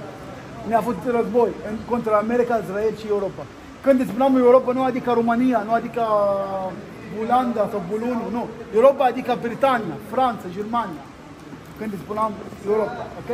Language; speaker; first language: Romanian; non-native, learner; Arabic